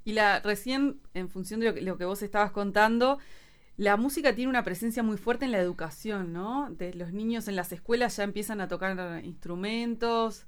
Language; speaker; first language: Spanish; native; Spanish